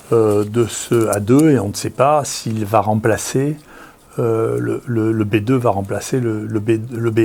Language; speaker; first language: French; native; French